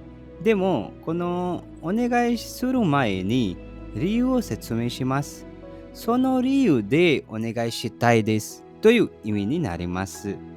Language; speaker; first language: Japanese; non-native, fluent; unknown